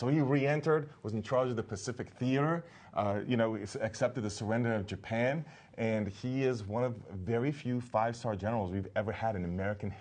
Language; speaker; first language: English; native; English